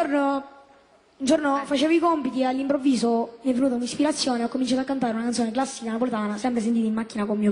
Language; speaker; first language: Italian; native; Italian